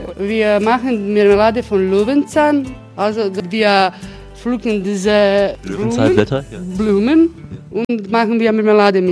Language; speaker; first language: German; non-native, local second language; Croatian